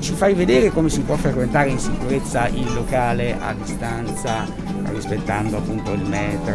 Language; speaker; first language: Italian; native; Italian